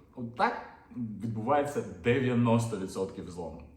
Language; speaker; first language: Ukrainian; non-native, local second language; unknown